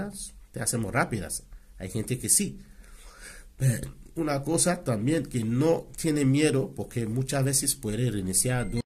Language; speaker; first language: Spanish; non-native, learner; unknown